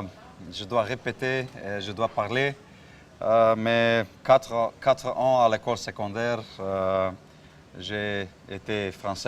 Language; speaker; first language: French; non-native, learner; Slovenian